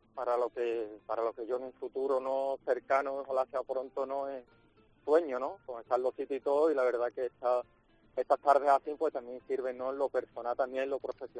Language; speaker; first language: Spanish; native; Spanish